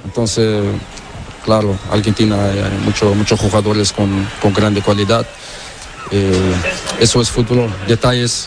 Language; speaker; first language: Spanish; non-native, learner; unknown